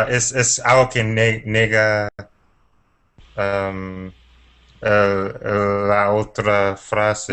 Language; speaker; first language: Spanish; non-native, fluent; English